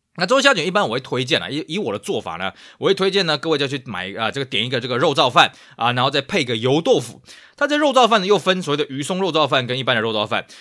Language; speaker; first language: Chinese; native; Chinese